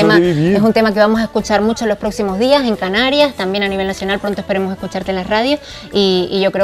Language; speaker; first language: Spanish; native; Spanish